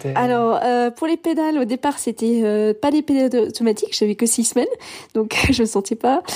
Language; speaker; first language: French; early bilingual, other home language; English